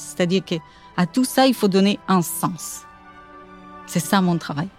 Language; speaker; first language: French; non-native, fluent; Portuguese